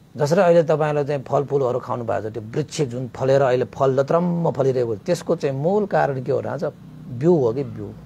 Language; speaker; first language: Nepali; non-native, local second language; Newari